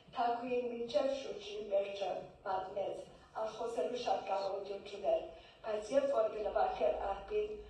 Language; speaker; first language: Armenian; early bilingual, heritage; Armenian